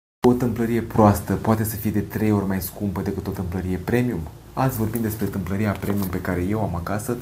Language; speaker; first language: Romanian; native; Romanian